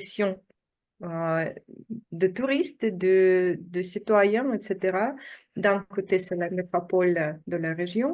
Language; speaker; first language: French; non-native, fluent; Russian